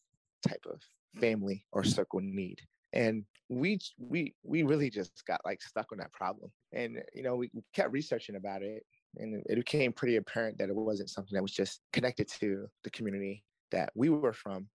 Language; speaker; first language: English; native; English